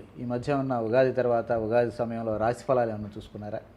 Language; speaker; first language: Telugu; native; Telugu